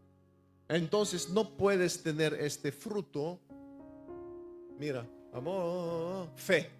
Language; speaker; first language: Spanish; non-native, fluent; Bulgarian